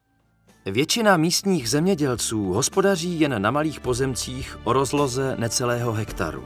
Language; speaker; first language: Czech; native; Czech